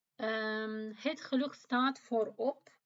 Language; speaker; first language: Dutch; non-native, learner; Turkish